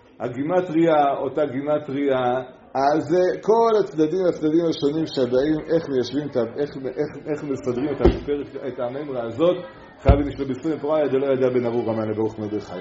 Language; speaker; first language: Hebrew; non-native, fluent; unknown